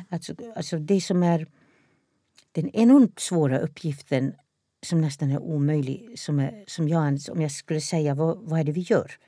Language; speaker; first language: Swedish; non-native, local second language; Northern Sami